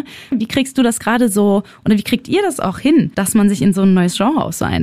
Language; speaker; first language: German; native; German